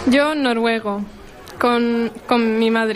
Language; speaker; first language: Spanish; early bilingual, other home language; Norwegian